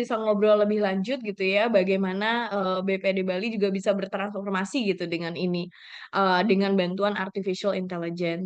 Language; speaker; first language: Indonesian; native; Indonesian